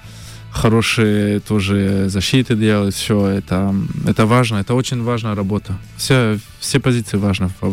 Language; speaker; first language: Russian; early bilingual, heritage; French